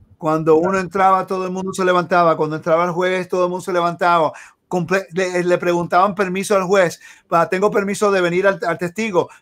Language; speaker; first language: Spanish; early bilingual, heritage; Spanish